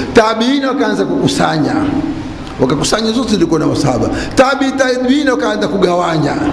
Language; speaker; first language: Swahili; native; Swahili